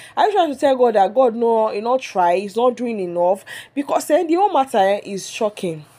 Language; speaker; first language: Nigerian Pidgin; non-native, local second language; Yoruba